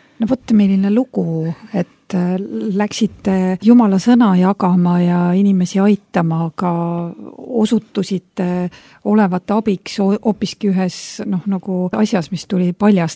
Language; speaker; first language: Estonian; native; Estonian